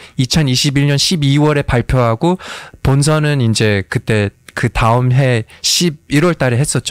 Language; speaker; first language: Korean; early bilingual, heritage; Korean